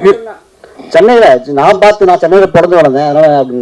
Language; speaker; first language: Tamil; native; Tamil